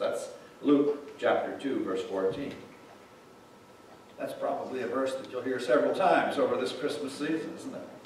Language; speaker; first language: English; native; English